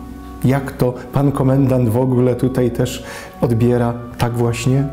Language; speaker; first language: Polish; native; Polish